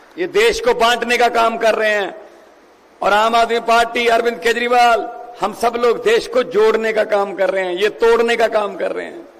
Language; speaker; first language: Hindi; non-native, local second language; Punjabi